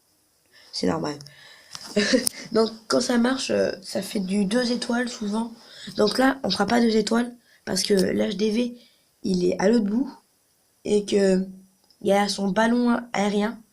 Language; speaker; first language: French; native; French